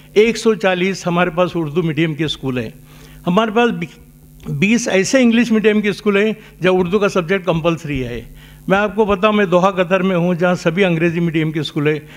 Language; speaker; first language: Hindi; non-native, local second language; Marathi